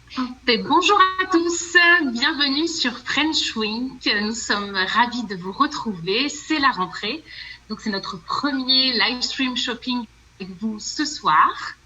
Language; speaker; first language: French; native; French